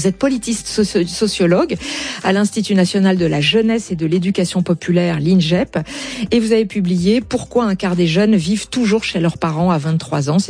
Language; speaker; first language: French; native; French